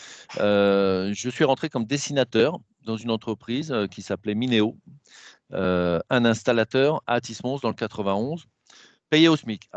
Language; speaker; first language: French; native; French